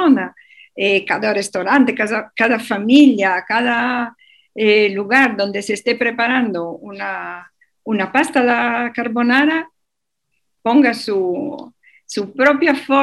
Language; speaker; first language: Spanish; non-native, fluent; Italian